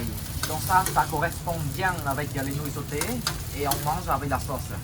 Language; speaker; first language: French; non-native, fluent; Khmer